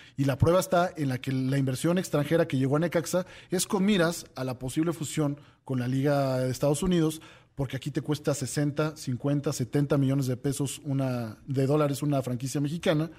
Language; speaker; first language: Spanish; native; Spanish